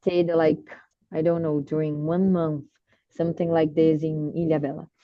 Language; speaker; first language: English; non-native, learner; Portuguese